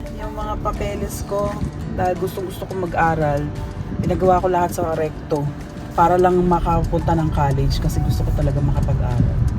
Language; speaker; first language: Filipino; native; Filipino